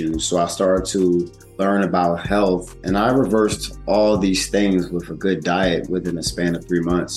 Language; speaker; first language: English; native; English